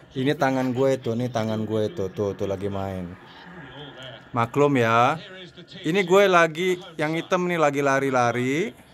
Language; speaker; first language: Indonesian; non-native, fluent; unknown